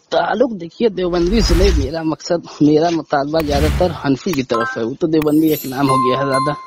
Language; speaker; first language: Hindi; native; Hindi